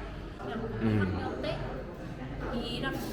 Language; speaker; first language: Korean; non-native, fluent; Vietnamese